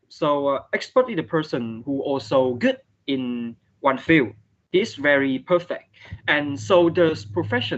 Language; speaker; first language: English; non-native, fluent; Vietnamese